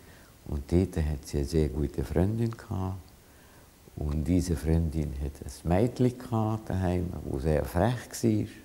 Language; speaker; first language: German; non-native, fluent; Hungarian